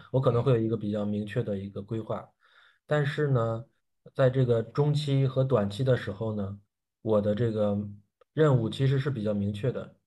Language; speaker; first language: Chinese; native; Chinese